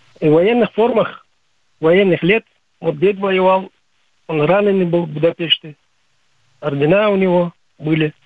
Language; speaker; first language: Russian; non-native, local second language; Uzbek